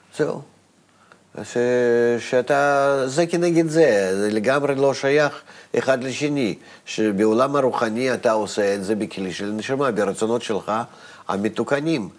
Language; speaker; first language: Hebrew; non-native, fluent; Russian